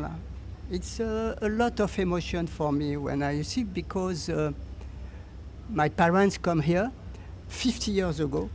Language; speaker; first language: English; non-native, learner; French